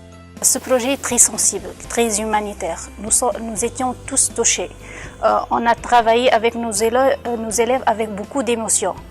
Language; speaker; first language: French; non-native, local second language; Arabic